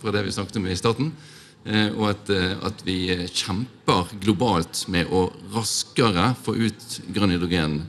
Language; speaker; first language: Norwegian; native; Norwegian